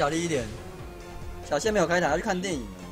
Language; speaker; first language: Chinese; native; Chinese